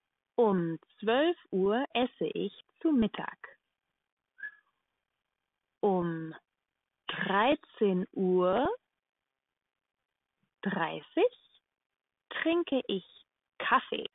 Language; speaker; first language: German; non-native, fluent; English